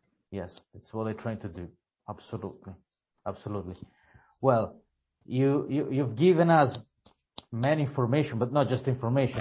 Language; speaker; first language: English; non-native, fluent; Italian